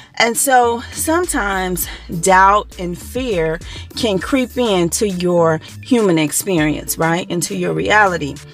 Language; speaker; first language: English; native; English